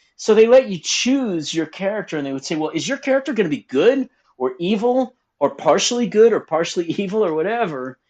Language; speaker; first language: English; native; English